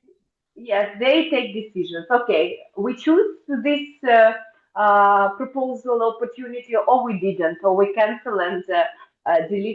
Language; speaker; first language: English; non-native, fluent; Russian